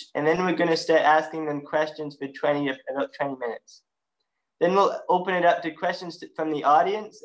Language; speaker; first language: English; native; English